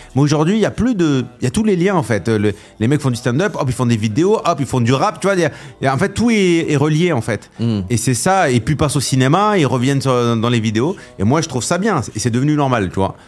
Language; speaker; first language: French; native; French